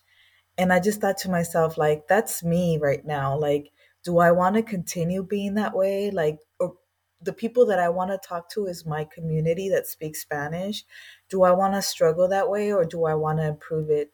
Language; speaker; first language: English; native; English